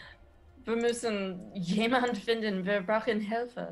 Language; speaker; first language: German; non-native, learner; English